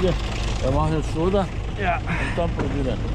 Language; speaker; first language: German; non-native, learner; Turkish